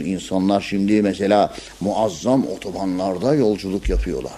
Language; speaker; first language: Turkish; native; Turkish